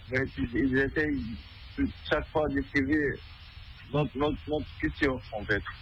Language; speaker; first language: French; non-native, fluent; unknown